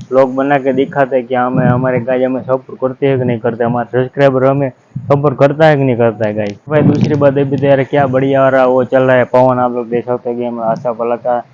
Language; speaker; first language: Hindi; non-native, local second language; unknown